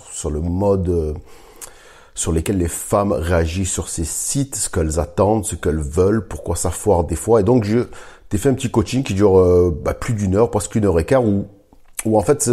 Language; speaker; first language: French; native; French